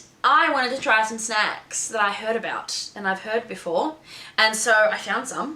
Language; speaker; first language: English; native; English